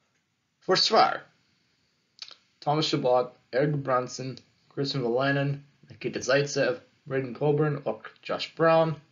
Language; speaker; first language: Swedish; non-native, learner; English